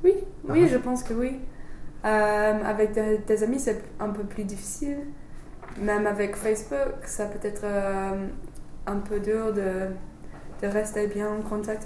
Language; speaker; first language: French; non-native, fluent; English